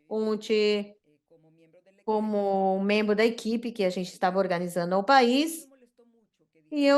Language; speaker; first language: Portuguese; non-native, fluent; Spanish